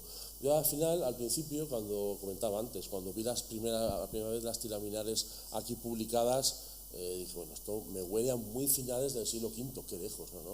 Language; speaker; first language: Spanish; native; Spanish